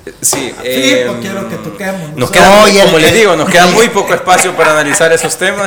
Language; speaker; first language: Spanish; native; Spanish